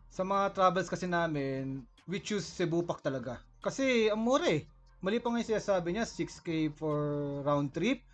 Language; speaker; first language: Filipino; native; Filipino